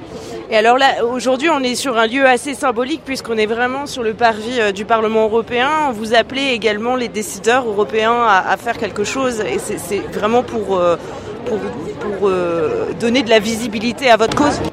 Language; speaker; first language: French; native; French